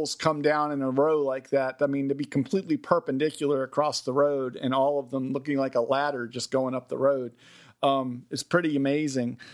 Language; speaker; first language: English; native; English